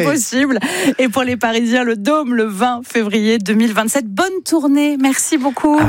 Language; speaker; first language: French; native; French